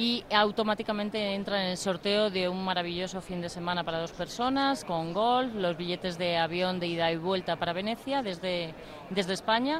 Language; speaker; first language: Spanish; native; Spanish